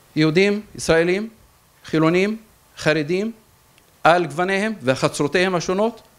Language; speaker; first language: Hebrew; native; Hebrew